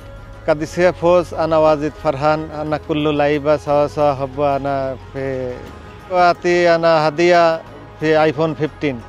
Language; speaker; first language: Arabic; non-native, learner; Urdu